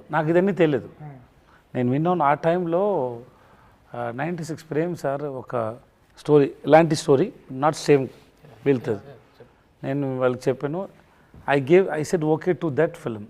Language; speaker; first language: Telugu; non-native, local second language; Tamil